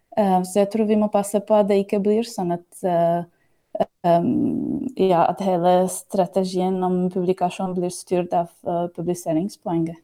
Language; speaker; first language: Norwegian; non-native, fluent; Slovak